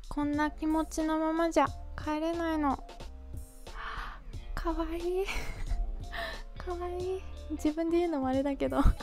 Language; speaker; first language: Japanese; early bilingual, other home language; English